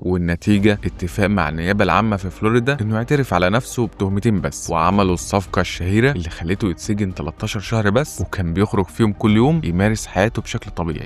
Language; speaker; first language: Arabic; native; Arabic